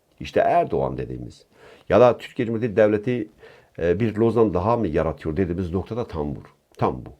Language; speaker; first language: Turkish; non-native, local second language; Kurdish